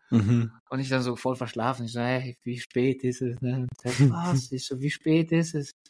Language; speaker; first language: German; early bilingual, other home language; Polish